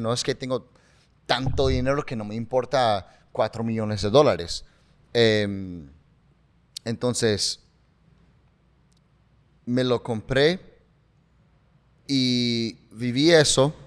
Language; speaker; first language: Spanish; early bilingual, heritage; English